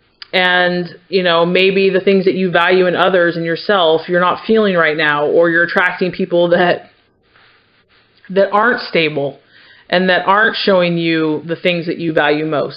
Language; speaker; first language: English; native; English